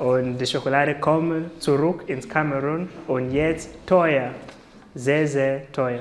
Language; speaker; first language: German; non-native, learner; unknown